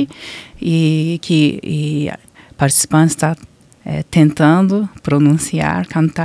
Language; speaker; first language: Portuguese; non-native, learner; Japanese